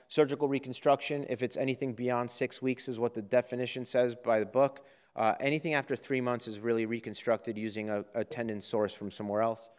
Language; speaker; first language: English; native; English